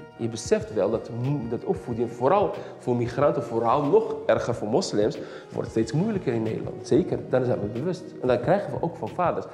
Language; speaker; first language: Dutch; early bilingual, other home language; Riffian